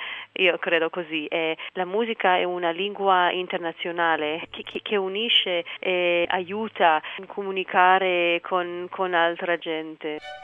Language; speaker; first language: Italian; non-native, fluent; Hebrew